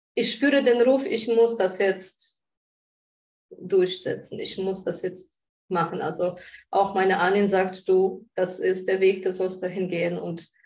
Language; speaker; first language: German; non-native, fluent; Polish